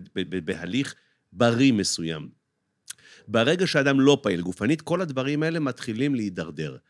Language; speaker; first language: Hebrew; native; Hebrew